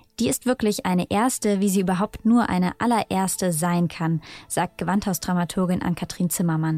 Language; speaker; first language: German; native; German